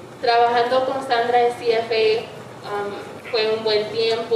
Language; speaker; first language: Spanish; early bilingual, heritage; English